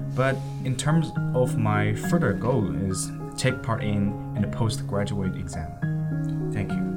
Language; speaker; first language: English; non-native, fluent; Chinese